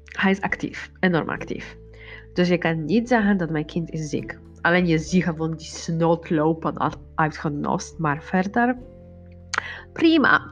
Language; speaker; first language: Dutch; non-native, learner; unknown